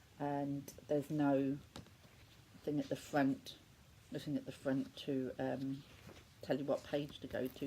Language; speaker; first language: English; native; English